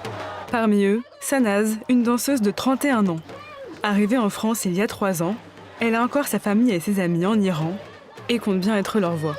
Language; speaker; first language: French; native; French